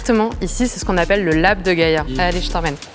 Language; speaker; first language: French; native; French